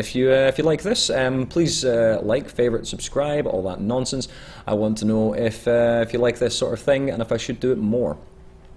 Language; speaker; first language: English; native; English